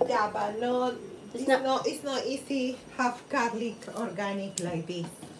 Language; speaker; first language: English; non-native, learner; Spanish